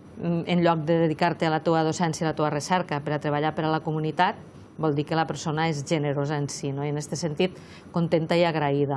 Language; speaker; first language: Catalan; native; Catalan